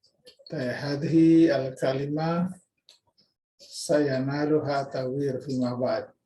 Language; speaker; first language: Arabic; non-native, fluent; Indonesian